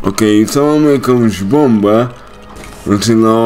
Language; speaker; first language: Polish; native; Polish